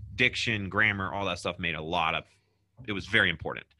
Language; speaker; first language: English; native; English